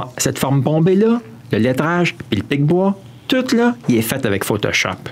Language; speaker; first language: French; native; French